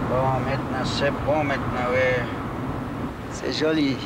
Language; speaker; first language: French; non-native, local second language; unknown